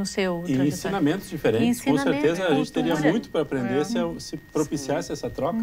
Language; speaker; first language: Portuguese; native; Portuguese